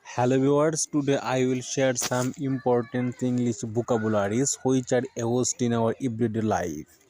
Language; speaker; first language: English; non-native, local second language; Bangla